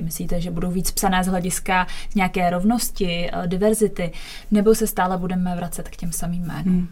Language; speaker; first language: Czech; native; Czech